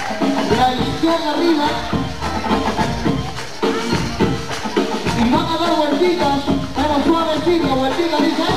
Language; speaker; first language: Spanish; native; Spanish